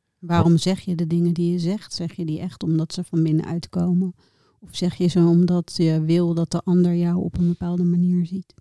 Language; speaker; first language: Dutch; native; Dutch